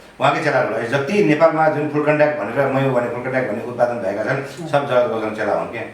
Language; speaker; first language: Nepali; native; Nepali